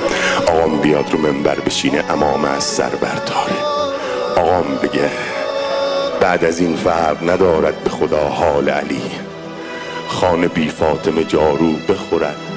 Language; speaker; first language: Persian; native; Persian